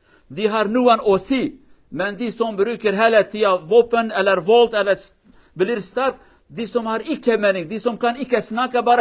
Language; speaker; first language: Norwegian; non-native, learner; Kurdish